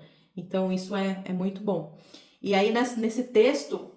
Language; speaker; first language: Portuguese; native; Portuguese